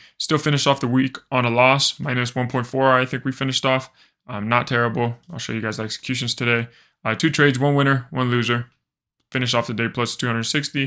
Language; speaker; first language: English; native; English